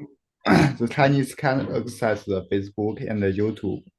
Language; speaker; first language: English; non-native, learner; Chinese